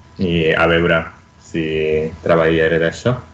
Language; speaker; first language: Catalan; non-native, learner; Italian